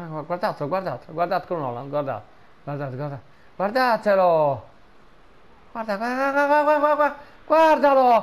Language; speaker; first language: Italian; native; Italian